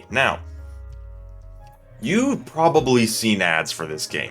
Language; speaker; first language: English; native; English